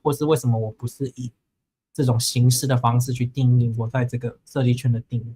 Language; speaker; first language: Chinese; native; Chinese